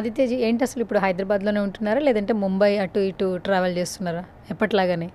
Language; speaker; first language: Telugu; native; Telugu